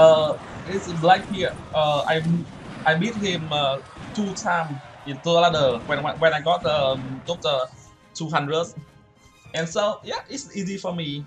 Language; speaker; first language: English; non-native, learner; Vietnamese